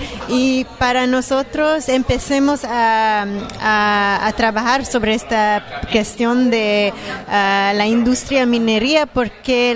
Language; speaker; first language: Spanish; non-native, fluent; French